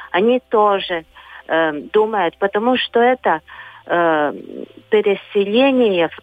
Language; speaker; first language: Russian; non-native, local second language; Latvian